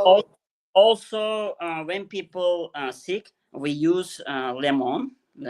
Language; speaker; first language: English; non-native, learner; Azerbaijani